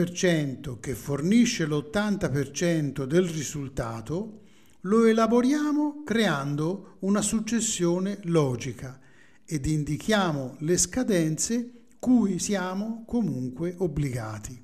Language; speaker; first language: Italian; native; Italian